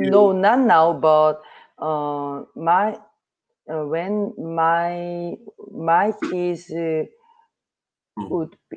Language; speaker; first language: English; non-native, learner; Korean